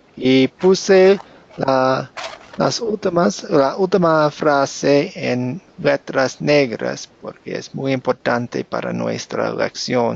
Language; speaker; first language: Spanish; non-native, fluent; English